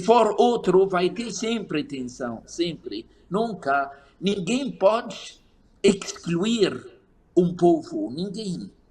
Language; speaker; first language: Portuguese; non-native, fluent; Arabic